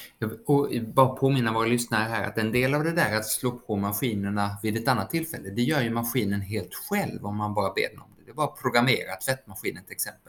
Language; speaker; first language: Swedish; native; Swedish